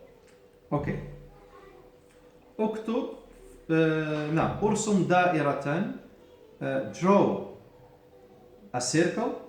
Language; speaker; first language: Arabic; non-native, fluent; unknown